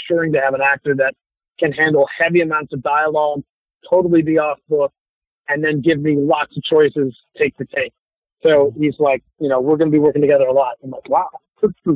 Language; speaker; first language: English; native; English